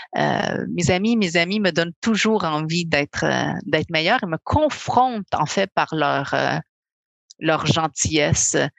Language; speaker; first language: French; early bilingual, other home language; Spanish